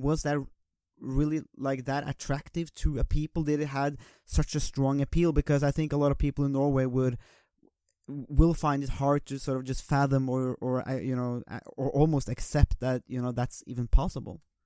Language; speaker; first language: English; non-native, fluent; Norwegian